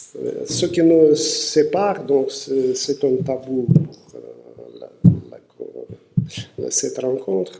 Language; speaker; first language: French; non-native, fluent; Russian